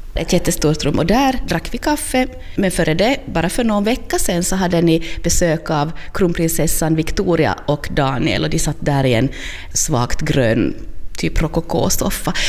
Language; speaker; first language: Swedish; native; Swedish